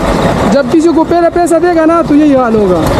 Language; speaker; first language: Hindi; non-native, local second language; Pashto